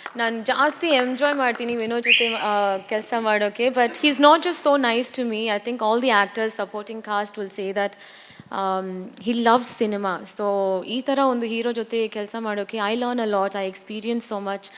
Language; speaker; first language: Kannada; non-native, learner; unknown